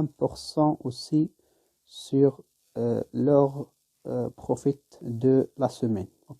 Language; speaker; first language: French; non-native, learner; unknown